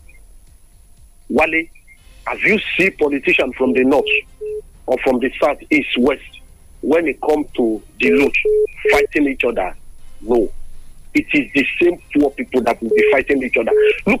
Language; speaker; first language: English; non-native, local second language; Yoruba